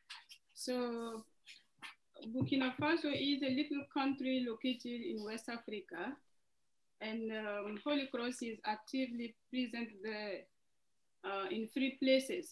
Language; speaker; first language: English; non-native, fluent; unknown